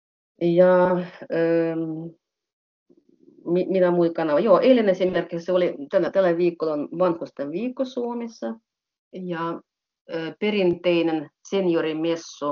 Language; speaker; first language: Finnish; non-native, fluent; Russian